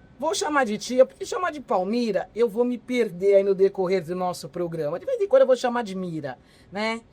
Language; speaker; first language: Portuguese; native; Portuguese